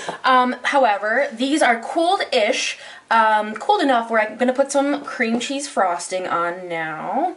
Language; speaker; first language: English; native; English